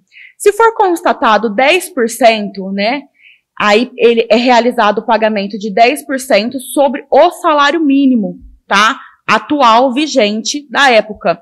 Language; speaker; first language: Portuguese; native; Portuguese